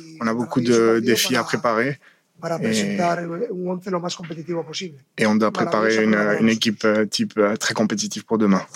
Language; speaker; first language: French; non-native, fluent; Spanish